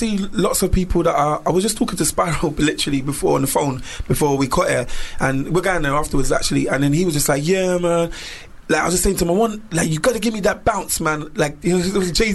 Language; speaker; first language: English; native; English